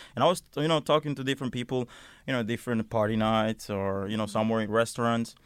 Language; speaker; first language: English; non-native, fluent; Finnish